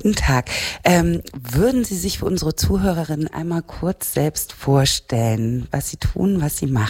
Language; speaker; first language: German; native; German